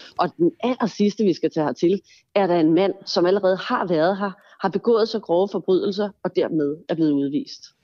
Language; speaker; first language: Danish; native; Danish